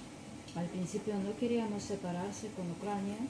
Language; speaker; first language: Spanish; non-native, learner; Russian